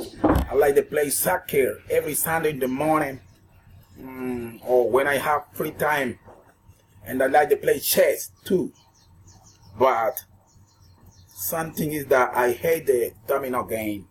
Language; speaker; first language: English; non-native, learner; Spanish